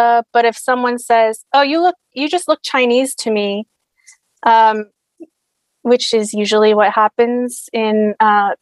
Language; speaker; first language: English; native; English